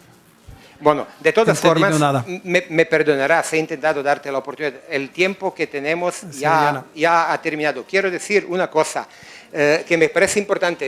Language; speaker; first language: Spanish; native; Spanish